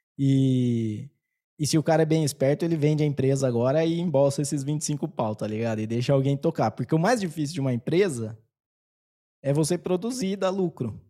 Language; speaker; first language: Portuguese; native; Portuguese